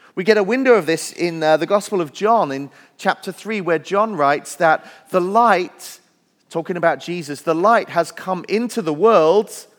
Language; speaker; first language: English; native; English